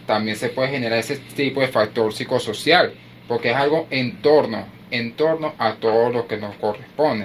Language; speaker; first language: Spanish; native; Spanish